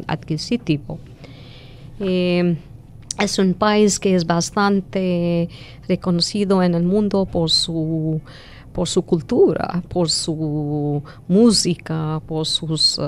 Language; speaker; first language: Spanish; non-native, fluent; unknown